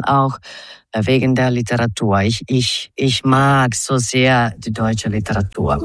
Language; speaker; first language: German; non-native, fluent; Croatian